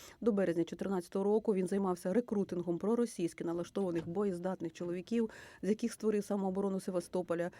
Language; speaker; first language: Ukrainian; native; Ukrainian